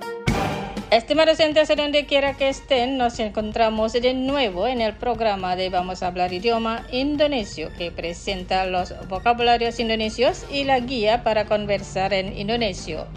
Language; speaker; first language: Spanish; non-native, fluent; Indonesian